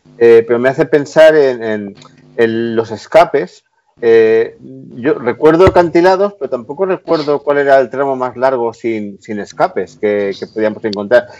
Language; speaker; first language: Spanish; native; Spanish